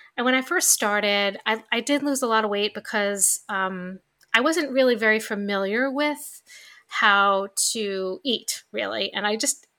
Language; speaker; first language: English; native; English